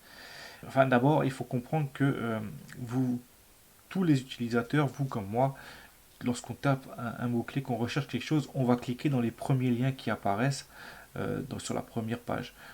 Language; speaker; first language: French; native; French